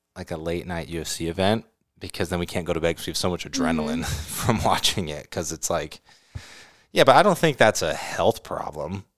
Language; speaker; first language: English; native; English